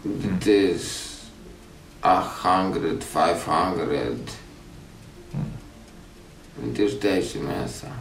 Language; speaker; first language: Dutch; non-native, learner; Polish